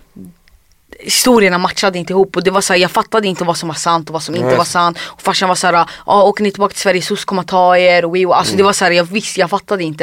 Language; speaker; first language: Swedish; early bilingual, other home language; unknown